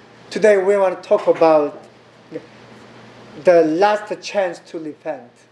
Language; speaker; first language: English; non-native, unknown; Korean